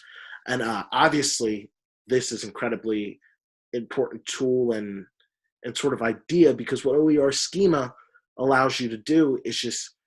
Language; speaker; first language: English; native; English